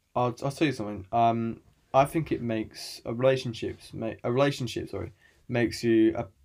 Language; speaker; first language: English; native; English